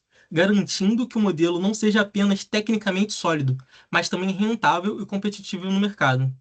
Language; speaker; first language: Portuguese; native; Portuguese